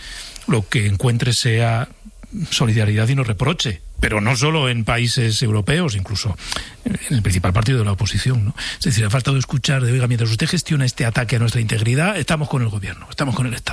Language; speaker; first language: Spanish; native; Spanish